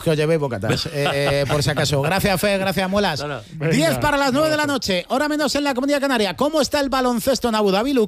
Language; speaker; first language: Spanish; native; Spanish